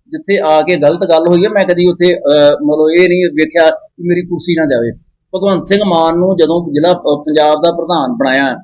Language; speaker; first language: Punjabi; native; Punjabi